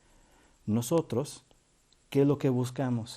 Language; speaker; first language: Spanish; native; Spanish